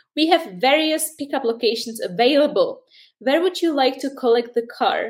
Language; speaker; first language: English; non-native, fluent; Czech